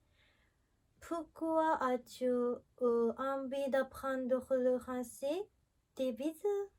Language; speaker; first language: French; non-native, learner; Japanese